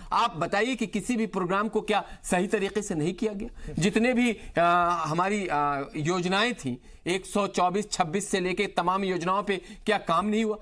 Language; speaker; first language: Hindi; native; Hindi